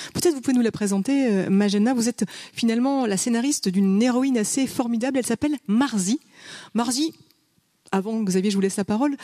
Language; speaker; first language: French; native; French